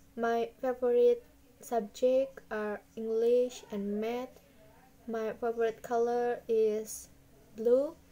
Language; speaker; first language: English; non-native, learner; Indonesian